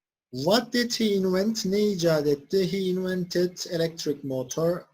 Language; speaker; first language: English; non-native, fluent; Turkish